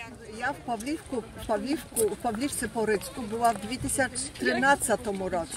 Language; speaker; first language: Ukrainian; early bilingual, heritage; Ukrainian